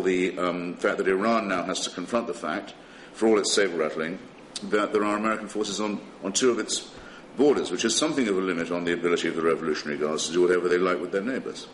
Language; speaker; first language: English; native; English